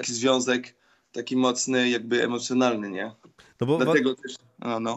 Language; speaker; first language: Polish; early bilingual, heritage; Polish